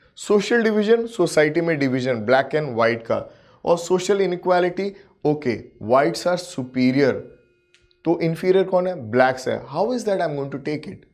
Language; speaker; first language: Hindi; native; Hindi